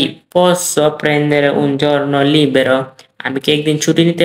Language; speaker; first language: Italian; non-native, fluent; Bangla